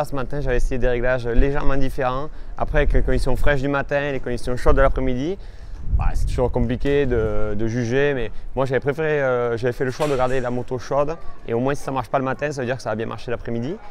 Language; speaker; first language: French; native; French